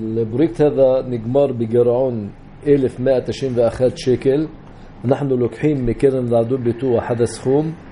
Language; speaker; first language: Hebrew; non-native, local second language; Arabic